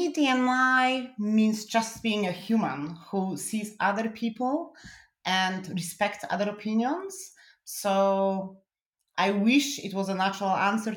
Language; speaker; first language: English; non-native, fluent; Polish